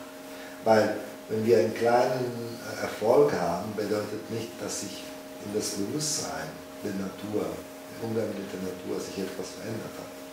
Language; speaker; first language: German; non-native, fluent; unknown